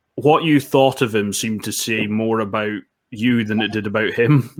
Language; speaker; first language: English; native; English